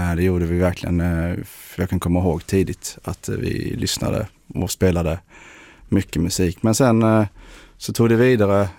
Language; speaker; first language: Swedish; early bilingual, other home language; Spanish